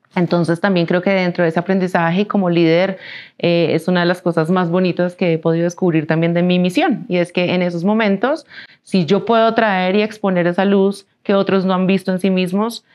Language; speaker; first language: Spanish; native; Spanish